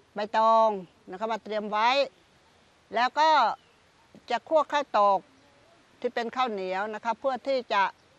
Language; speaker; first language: Thai; non-native, local second language; Khmer